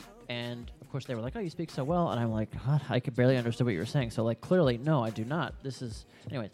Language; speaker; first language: English; native; English